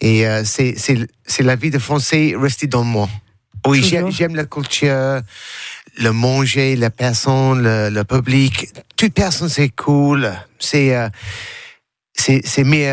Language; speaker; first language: French; non-native, learner; English